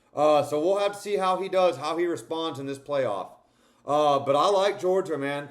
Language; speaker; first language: English; native; English